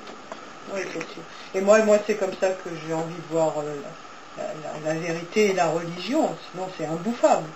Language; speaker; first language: French; native; French